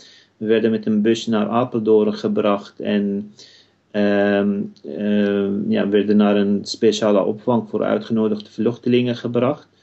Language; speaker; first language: Dutch; non-native, fluent; Kurdish